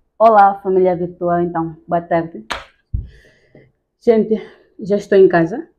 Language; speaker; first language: Portuguese; native; Portuguese